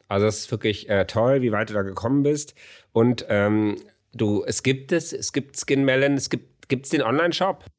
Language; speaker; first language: German; native; German